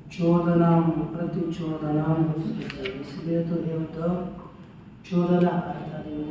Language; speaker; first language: Hindi; non-native, local second language; Marathi